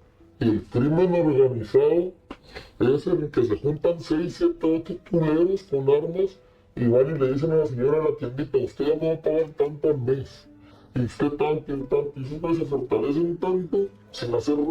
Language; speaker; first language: Spanish; native; Spanish